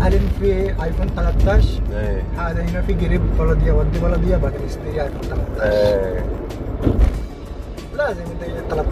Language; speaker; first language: Arabic; non-native, learner; Bangla